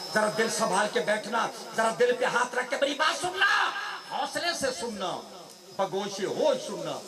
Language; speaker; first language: Urdu; non-native, local second language; Saraiki